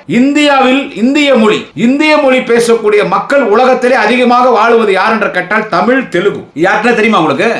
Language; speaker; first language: Tamil; non-native, local second language; Telugu